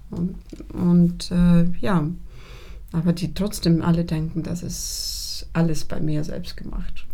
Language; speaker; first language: German; non-native, fluent; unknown